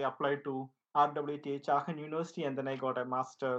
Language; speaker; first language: English; non-native, local second language; Malayalam